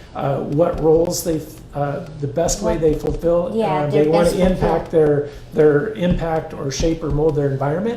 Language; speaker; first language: English; native; English